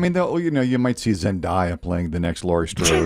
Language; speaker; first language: English; native; English